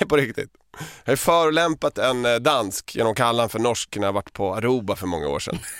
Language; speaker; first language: Swedish; early bilingual, other home language; Serbian